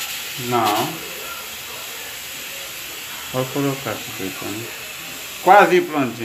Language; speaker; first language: Portuguese; non-native, learner; Haitian Creole